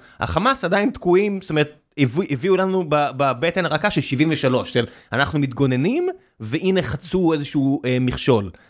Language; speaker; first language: Hebrew; native; Hebrew